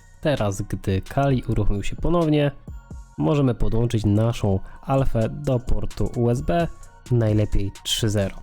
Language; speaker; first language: Polish; native; Polish